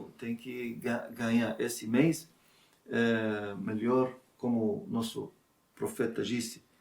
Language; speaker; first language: Portuguese; non-native, learner; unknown